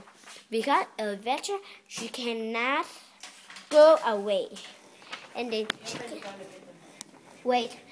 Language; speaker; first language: English; non-native, learner; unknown